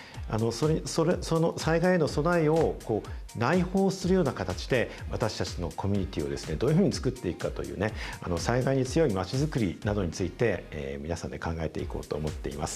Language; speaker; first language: Japanese; native; Japanese